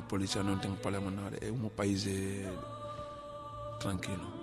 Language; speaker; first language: Portuguese; non-native, learner; Arabic